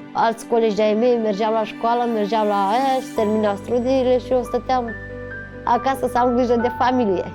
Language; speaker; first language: Romanian; non-native, local second language; Romany